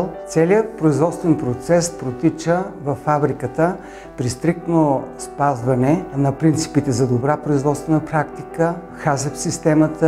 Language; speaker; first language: Bulgarian; native; Bulgarian